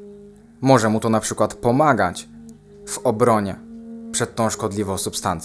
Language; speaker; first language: Polish; native; Polish